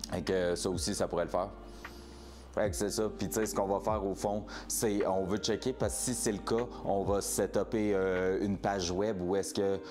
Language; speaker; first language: French; native; French